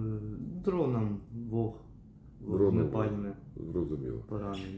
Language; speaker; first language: Ukrainian; non-native, local second language; Russian